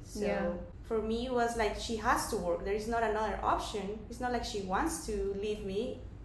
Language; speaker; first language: English; non-native, fluent; Spanish